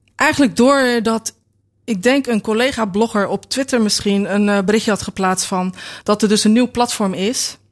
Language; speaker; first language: Dutch; native; Dutch